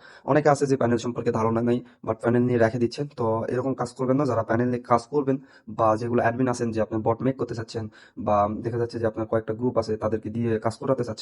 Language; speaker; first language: Bangla; native; Bangla